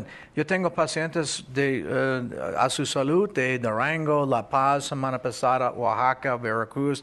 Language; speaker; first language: Spanish; non-native, fluent; English